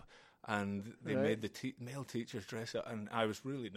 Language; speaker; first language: English; native; English